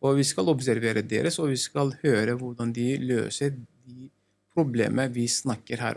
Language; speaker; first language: Norwegian; non-native, learner; Turkish